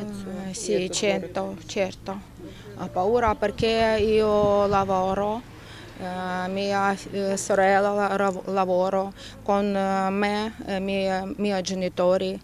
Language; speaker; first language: Italian; non-native, learner; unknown